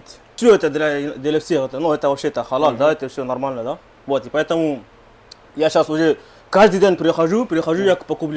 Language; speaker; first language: Russian; non-native, learner; Kyrgyz